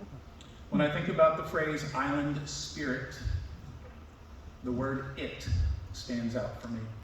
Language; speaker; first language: English; native; English